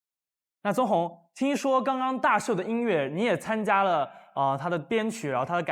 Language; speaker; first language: Chinese; native; Chinese